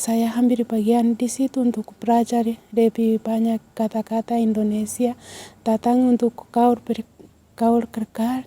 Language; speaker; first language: Indonesian; non-native, learner; Swahili